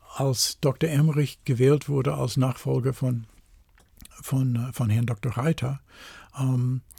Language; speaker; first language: German; non-native, fluent; English